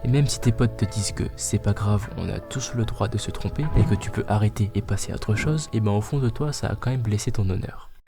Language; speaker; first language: French; native; French